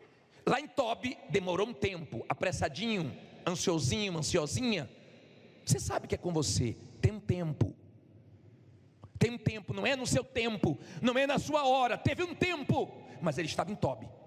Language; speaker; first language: Portuguese; native; Portuguese